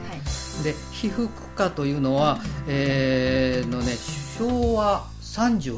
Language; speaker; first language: Japanese; native; Japanese